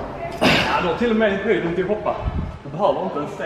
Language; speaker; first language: Swedish; native; Swedish